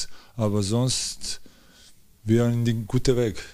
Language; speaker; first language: German; non-native, learner; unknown